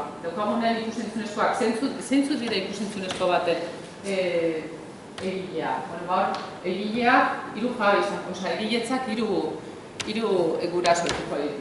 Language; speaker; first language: Basque; native; Basque